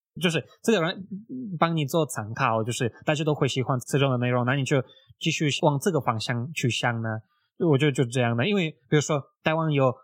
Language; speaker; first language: Chinese; non-native, fluent; Russian